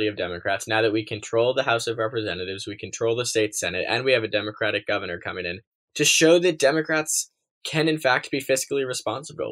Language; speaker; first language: English; native; English